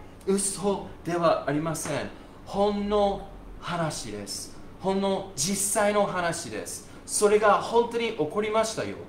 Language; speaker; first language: Japanese; non-native, fluent; English